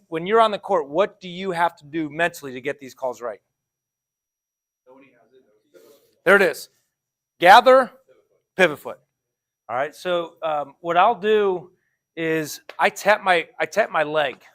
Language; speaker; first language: English; native; English